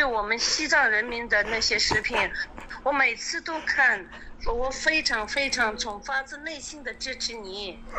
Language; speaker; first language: Chinese; non-native, local second language; Tibetan